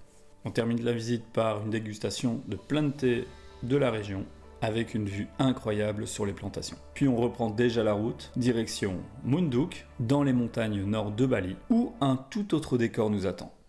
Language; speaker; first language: French; native; French